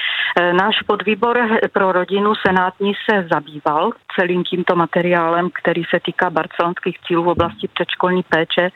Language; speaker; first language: Czech; native; Czech